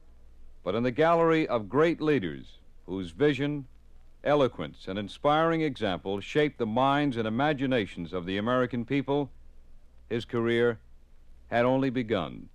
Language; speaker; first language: English; native; English